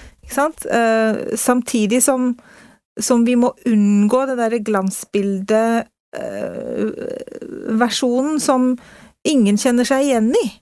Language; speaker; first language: Norwegian; native; Norwegian